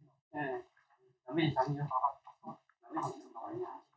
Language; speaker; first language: Korean; native; Korean